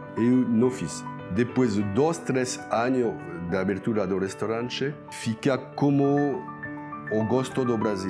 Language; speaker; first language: Portuguese; non-native, learner; French